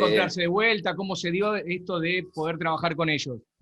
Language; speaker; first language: Spanish; native; Spanish